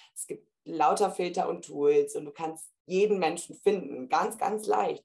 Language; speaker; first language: German; early bilingual, heritage; German